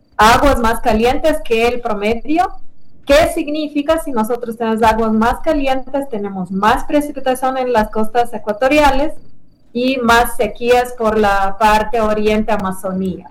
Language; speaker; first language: Spanish; non-native, fluent; Lithuanian